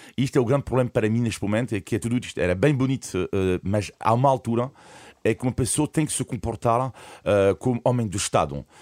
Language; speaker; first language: Portuguese; non-native, fluent; French